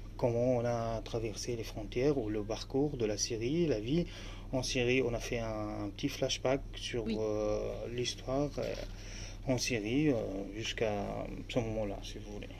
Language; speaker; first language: French; non-native, fluent; Arabic